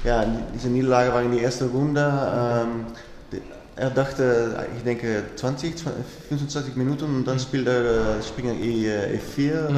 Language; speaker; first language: German; non-native, learner; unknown